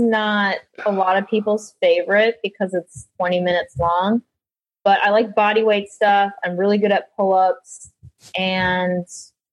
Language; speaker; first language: English; native; English